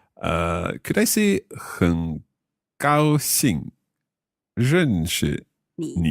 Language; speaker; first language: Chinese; non-native, learner; English